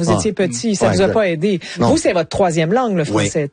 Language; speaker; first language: French; native; French